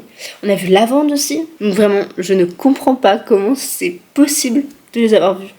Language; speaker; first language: French; native; French